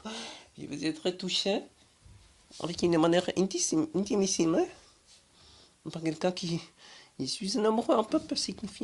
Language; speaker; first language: French; non-native, learner; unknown